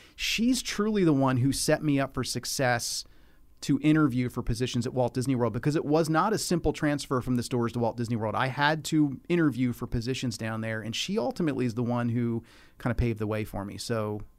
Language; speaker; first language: English; native; English